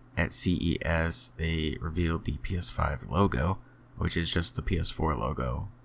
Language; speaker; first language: English; native; English